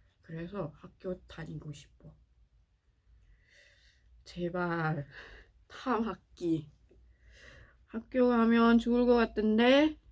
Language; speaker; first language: Korean; non-native, learner; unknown